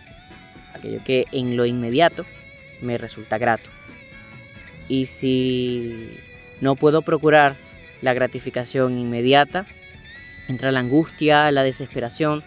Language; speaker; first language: Spanish; native; Spanish